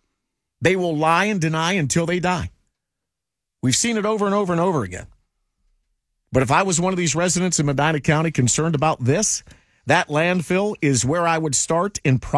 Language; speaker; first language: English; native; English